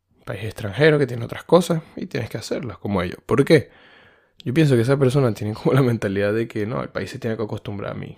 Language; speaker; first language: Spanish; native; Spanish